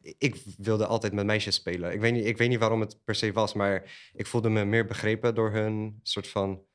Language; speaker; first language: Dutch; early bilingual, other home language; Polish